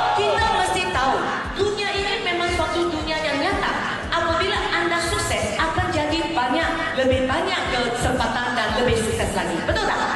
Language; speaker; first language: Malay; non-native, local second language; Chinese